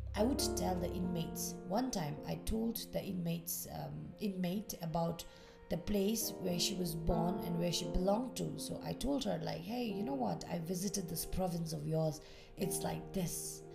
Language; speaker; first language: English; non-native, fluent; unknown